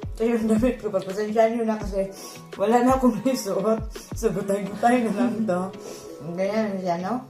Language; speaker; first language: Filipino; non-native, local second language; Cebuano